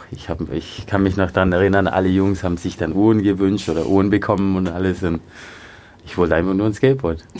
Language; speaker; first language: German; early bilingual, other home language; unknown